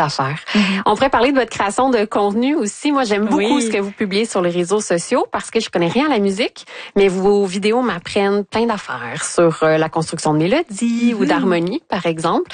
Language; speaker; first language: French; native; French